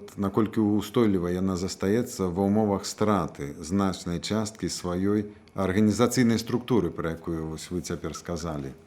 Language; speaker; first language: Belarusian; native; Belarusian